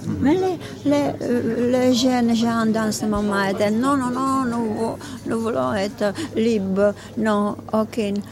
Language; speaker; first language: French; non-native, learner; Czech